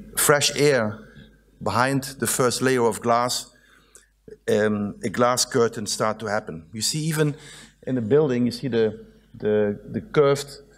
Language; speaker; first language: English; non-native, fluent; Dutch